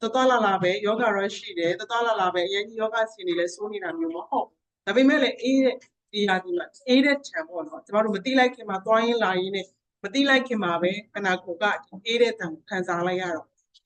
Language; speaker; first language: Burmese; native; Burmese